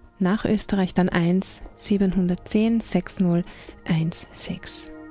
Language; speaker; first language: German; native; German